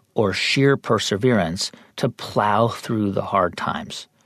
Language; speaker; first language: English; native; English